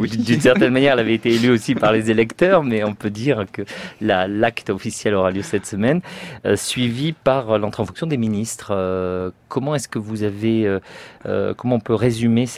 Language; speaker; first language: French; native; French